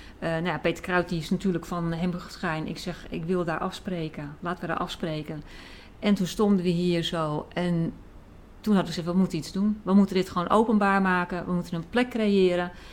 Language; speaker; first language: Dutch; native; Dutch